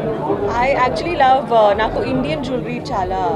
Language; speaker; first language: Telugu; non-native, learner; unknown